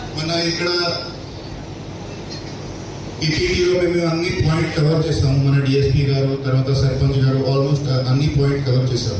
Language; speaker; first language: Telugu; non-native, fluent; Hindi